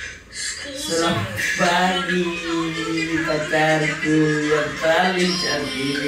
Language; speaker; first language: Indonesian; non-native, learner; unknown